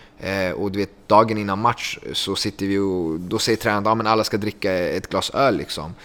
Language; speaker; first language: Swedish; early bilingual, other home language; Kurdish